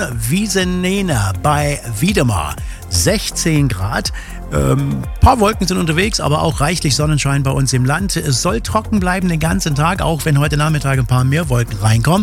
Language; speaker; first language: German; native; German